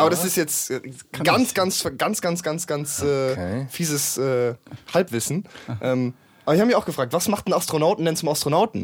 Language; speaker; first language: German; native; German